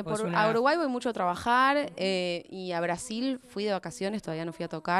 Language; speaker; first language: Spanish; native; Spanish